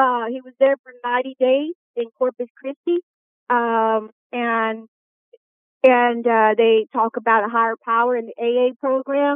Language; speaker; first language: English; native; English